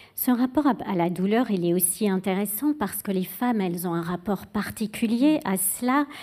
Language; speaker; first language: French; native; French